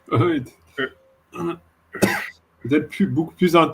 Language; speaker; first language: French; native; French